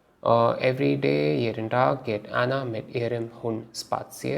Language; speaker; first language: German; non-native, learner; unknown